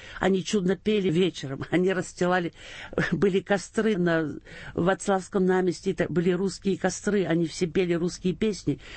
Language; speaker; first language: Russian; early bilingual, heritage; Russian